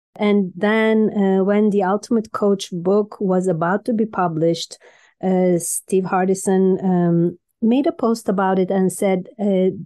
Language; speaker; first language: English; non-native, fluent; Turkish